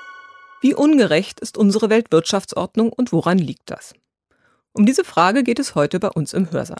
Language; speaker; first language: German; native; German